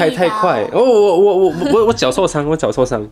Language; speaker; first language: Chinese; native; Chinese